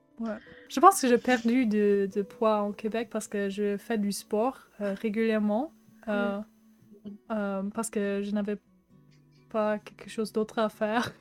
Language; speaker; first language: French; non-native, fluent; German